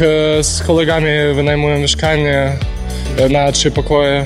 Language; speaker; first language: Polish; non-native, learner; Ukrainian